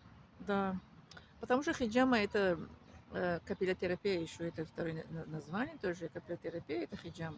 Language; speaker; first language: Russian; non-native, learner; Tajik